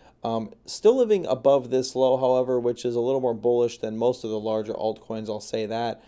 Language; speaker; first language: English; native; English